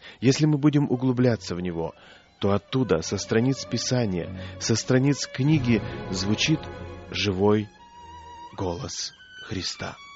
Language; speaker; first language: Russian; native; Russian